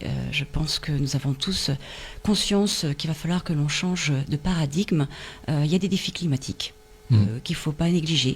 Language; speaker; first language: French; native; French